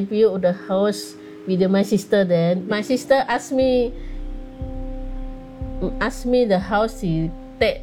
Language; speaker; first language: English; non-native, local second language; Indonesian